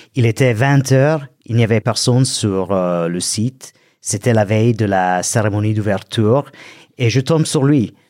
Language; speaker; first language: French; non-native, fluent; English